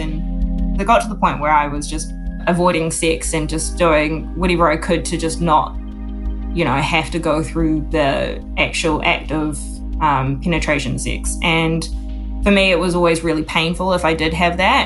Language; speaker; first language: English; native; English